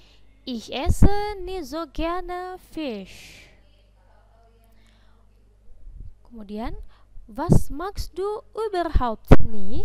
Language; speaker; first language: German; non-native, fluent; Indonesian